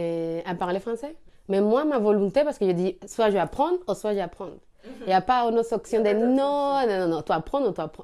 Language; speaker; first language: French; non-native, learner; Spanish